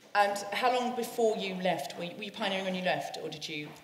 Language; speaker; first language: English; native; English